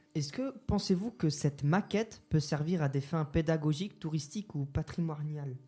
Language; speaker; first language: French; native; French